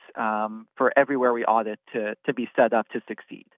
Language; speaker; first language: English; native; English